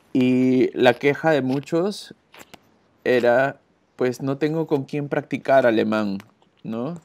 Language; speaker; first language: Spanish; native; Spanish